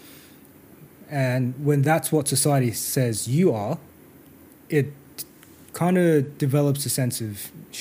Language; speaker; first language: English; native; English